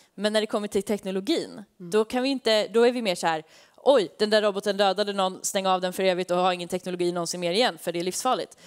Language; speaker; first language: Swedish; native; Swedish